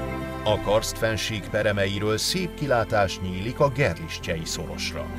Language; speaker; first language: Hungarian; native; Hungarian